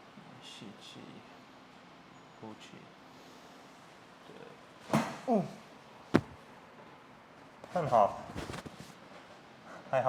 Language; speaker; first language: Chinese; non-native, learner; English